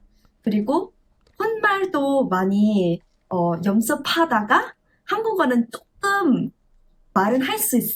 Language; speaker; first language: Korean; non-native, learner; English